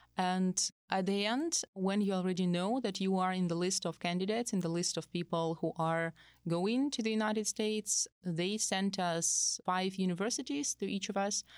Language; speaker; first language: English; non-native, fluent; Russian